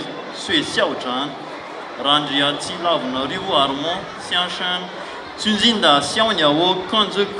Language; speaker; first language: Chinese; non-native, fluent; Malagasy